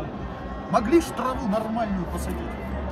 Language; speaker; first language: Russian; native; Russian